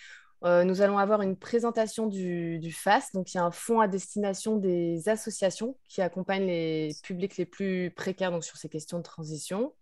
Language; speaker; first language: French; native; French